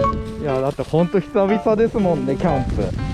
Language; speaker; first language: Japanese; native; Japanese